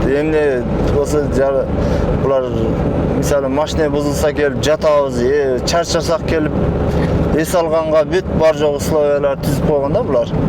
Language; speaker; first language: Kyrgyz; native; Kyrgyz